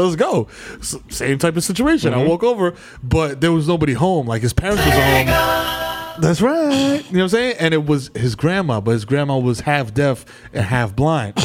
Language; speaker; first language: English; early bilingual, other home language; Spanish